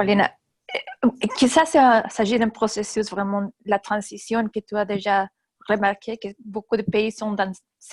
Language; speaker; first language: French; non-native, fluent; Spanish